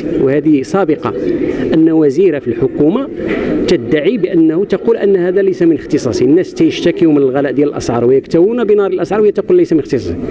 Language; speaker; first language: Arabic; native; Arabic